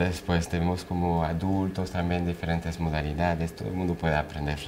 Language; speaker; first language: Spanish; non-native, fluent; French